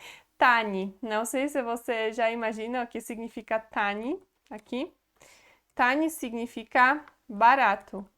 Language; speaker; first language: Portuguese; non-native, fluent; Polish